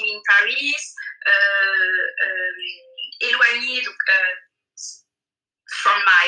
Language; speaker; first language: English; non-native, learner; French